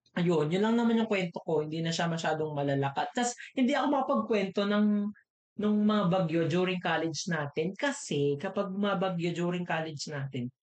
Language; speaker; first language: Filipino; non-native, local second language; Bikol